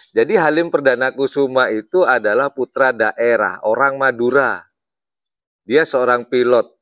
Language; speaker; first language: Indonesian; non-native, local second language; Madurese